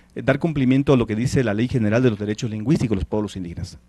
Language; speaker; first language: Spanish; non-native, local second language; Tzeltal